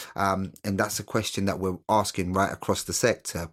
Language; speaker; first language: English; native; English